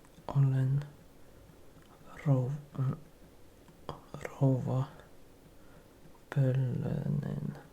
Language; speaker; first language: Finnish; non-native, learner; English